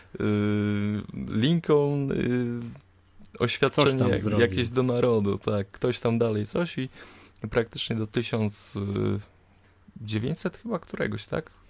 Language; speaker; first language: Polish; native; Polish